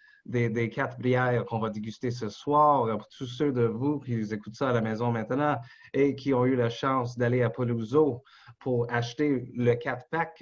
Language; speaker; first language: French; non-native, local second language; English